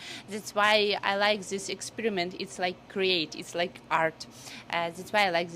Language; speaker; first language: English; non-native, learner; Ukrainian